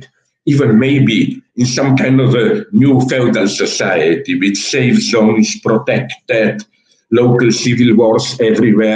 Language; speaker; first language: English; non-native, fluent; Slovenian